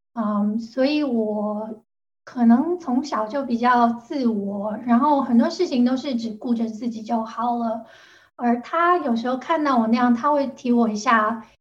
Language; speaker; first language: Chinese; non-native, local second language; Cantonese